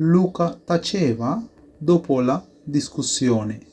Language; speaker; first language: Italian; non-native, fluent; Sinhala